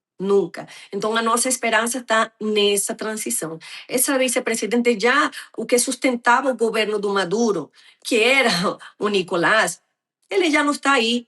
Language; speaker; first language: Portuguese; non-native, fluent; Spanish